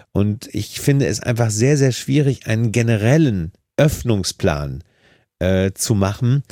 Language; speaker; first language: German; native; German